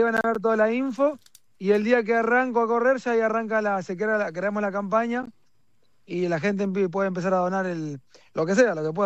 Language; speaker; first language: Spanish; native; Spanish